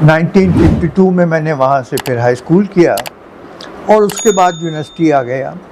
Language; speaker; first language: Urdu; native; Urdu